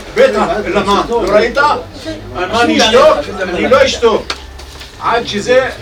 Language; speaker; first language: Hebrew; non-native, local second language; Arabic